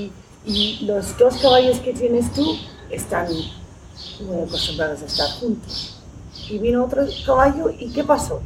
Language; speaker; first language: Spanish; non-native, fluent; English